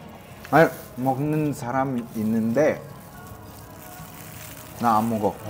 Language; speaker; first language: Korean; non-native, learner; Russian